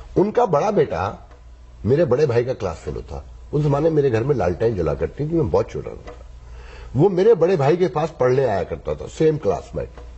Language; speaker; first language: Urdu; native; Urdu